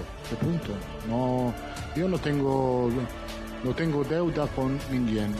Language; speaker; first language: Spanish; non-native, fluent; Italian